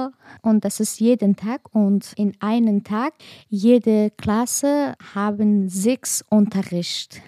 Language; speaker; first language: German; non-native, learner; Persian